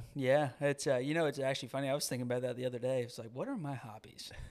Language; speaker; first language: English; native; English